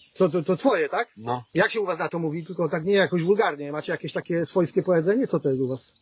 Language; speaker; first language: Polish; native; Polish